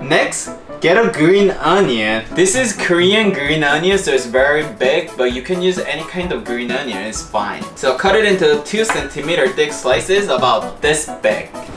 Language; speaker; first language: English; non-native, fluent; Korean